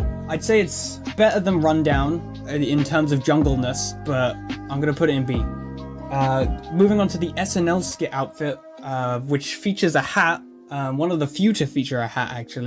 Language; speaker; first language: English; native; English